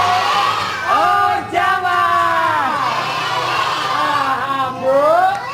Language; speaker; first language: Indonesian; native; Indonesian